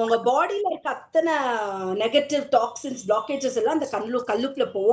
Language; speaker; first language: Tamil; native; Tamil